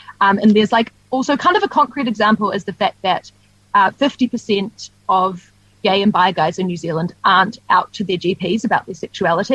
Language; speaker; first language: English; native; English